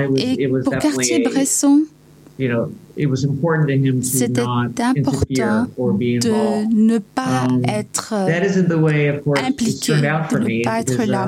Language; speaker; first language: French; non-native, learner; English